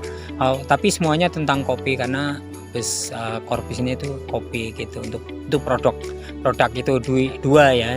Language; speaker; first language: Indonesian; native; Indonesian